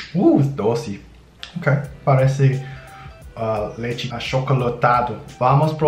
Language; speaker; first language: Portuguese; non-native, learner; English